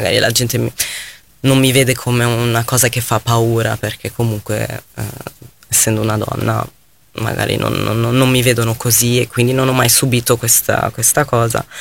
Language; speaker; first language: Italian; non-native, fluent; Arabic